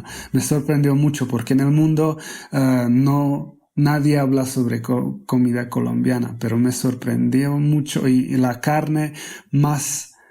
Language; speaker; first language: Spanish; non-native, fluent; Hungarian